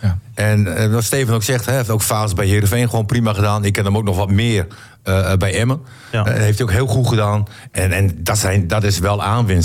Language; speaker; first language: Dutch; native; Dutch